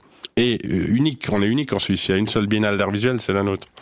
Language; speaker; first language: French; non-native, local second language; Swiss German